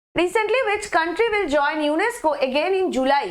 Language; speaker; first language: English; non-native, local second language; Bangla